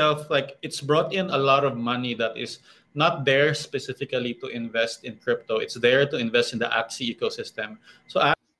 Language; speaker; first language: English; non-native, local second language; Filipino